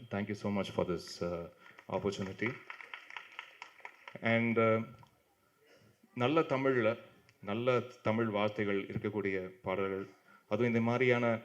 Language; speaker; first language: Tamil; native; Tamil